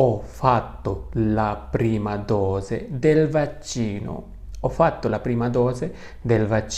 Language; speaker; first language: Italian; non-native, fluent; Urdu